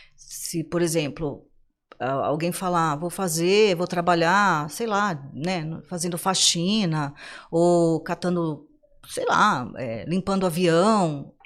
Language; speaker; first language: Portuguese; native; Portuguese